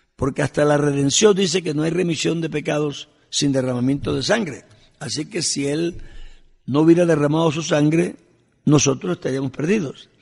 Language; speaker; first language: Spanish; native; Spanish